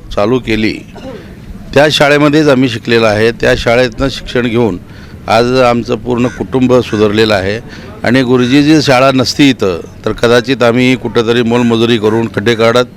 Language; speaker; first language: Marathi; non-native, local second language; Lambadi